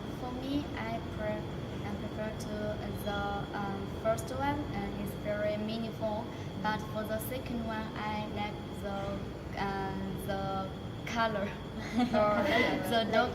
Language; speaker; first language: English; non-native, learner; Chinese